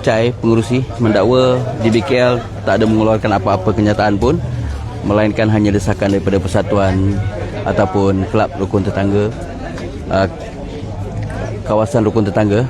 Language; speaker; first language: Malay; native; Malay